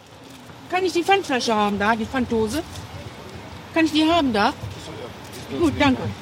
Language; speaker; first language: German; non-native, learner; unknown